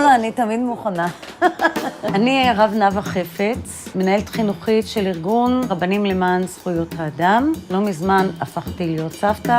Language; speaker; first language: Hebrew; native; Hebrew